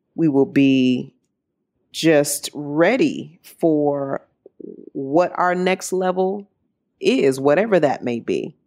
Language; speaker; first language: English; native; English